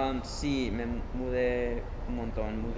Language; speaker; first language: Spanish; early bilingual, heritage; Spanish